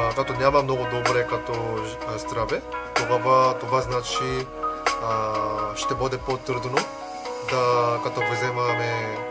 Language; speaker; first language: Bulgarian; non-native, learner; Korean